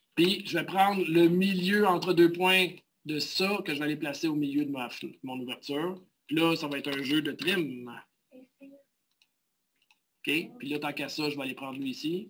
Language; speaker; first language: French; native; French